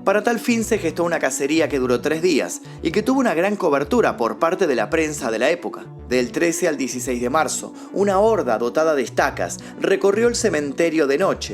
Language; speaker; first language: Spanish; native; Spanish